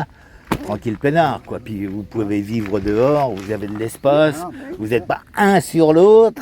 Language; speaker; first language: French; native; French